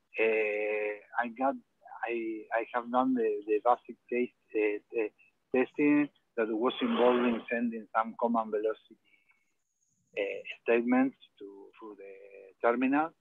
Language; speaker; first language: English; non-native, learner; Spanish